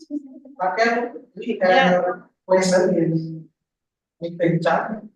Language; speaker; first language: English; non-native, fluent; Indonesian